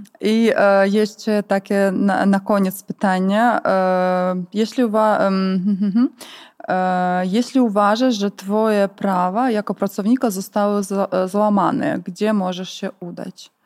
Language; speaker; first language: Polish; non-native, fluent; Ukrainian